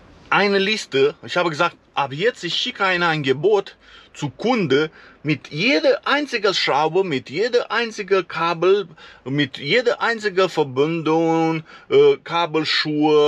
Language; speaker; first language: German; non-native, fluent; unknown